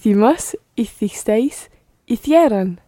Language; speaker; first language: Spanish; non-native, learner; English